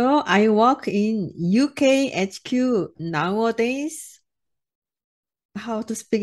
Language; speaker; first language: English; non-native, learner; Korean